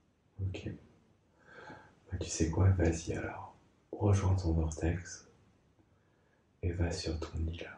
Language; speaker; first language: French; native; French